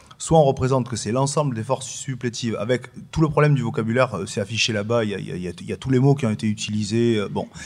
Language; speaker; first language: French; native; French